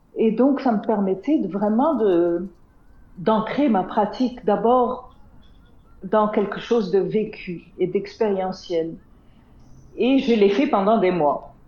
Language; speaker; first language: French; non-native, local second language; Arabic